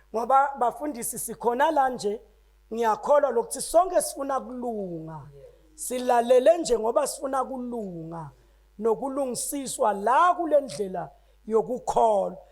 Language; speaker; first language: Zulu; non-native, local second language; Swati